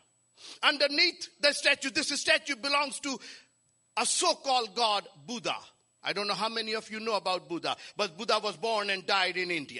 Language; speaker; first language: English; non-native, local second language; Hindi